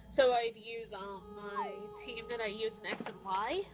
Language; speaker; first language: English; native; English